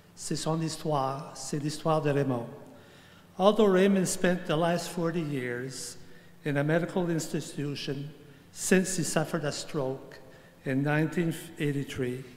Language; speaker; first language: English; non-native, local second language; French